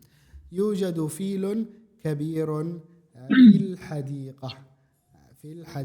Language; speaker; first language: Arabic; non-native, fluent; Indonesian